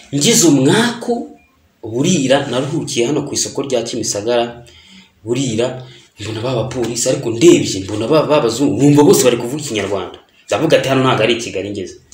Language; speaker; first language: Kinyarwanda; early bilingual, heritage; Kinyarwanda